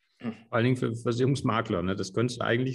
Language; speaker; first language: German; native; German